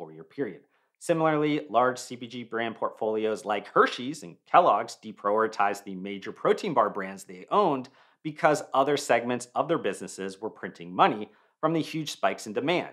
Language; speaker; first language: English; native; English